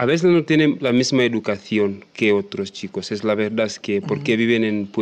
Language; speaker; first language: Spanish; non-native, learner; Masai